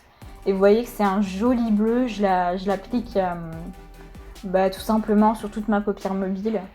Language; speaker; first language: French; native; French